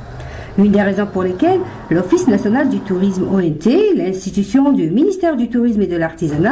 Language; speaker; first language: French; native; French